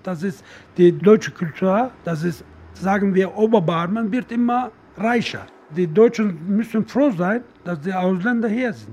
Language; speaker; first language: German; non-native, learner; Kurdish